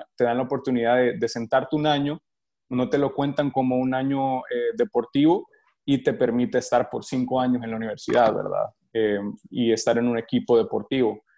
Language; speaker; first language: Spanish; native; Spanish